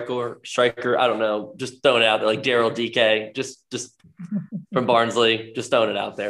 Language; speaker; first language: English; native; English